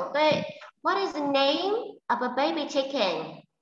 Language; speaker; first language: English; non-native, fluent; Vietnamese